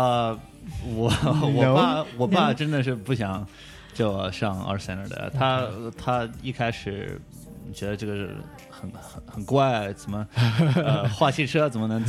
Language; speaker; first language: Chinese; early bilingual, heritage; Chinese